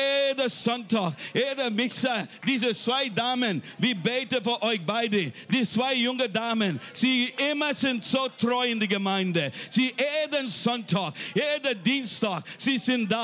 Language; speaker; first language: German; non-native, learner; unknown